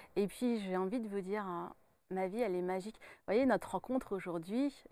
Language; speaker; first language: French; native; French